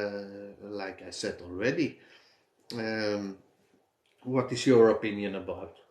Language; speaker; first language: English; non-native, fluent; Dutch